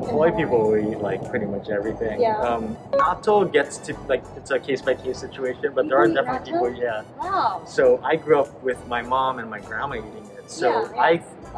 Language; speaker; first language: English; native; English